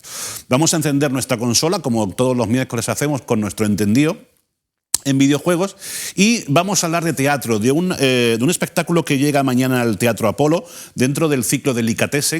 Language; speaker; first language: Spanish; native; Spanish